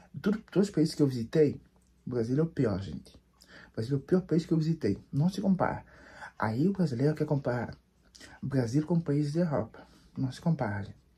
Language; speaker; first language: Portuguese; non-native, local second language; Kabuverdianu